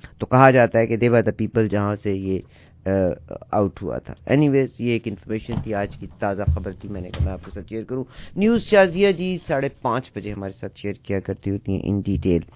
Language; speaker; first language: Urdu; native; Urdu